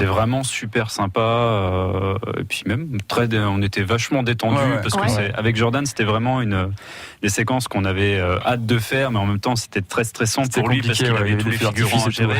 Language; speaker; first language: French; native; French